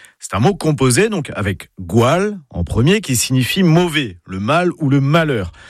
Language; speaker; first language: French; native; French